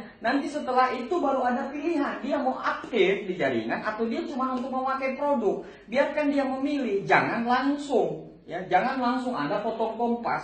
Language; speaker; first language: Indonesian; native; Indonesian